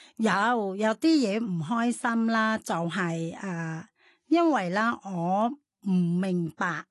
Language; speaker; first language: Cantonese; non-native, fluent; Thai